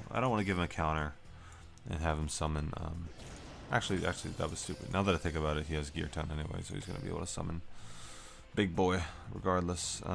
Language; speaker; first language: English; native; English